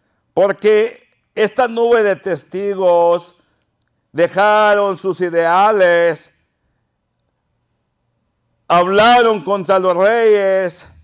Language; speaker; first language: Spanish; native; Spanish